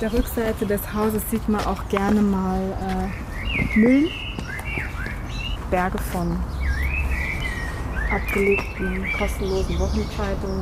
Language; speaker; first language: German; native; German